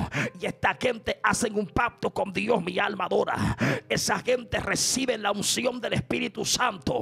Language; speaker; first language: Spanish; native; Spanish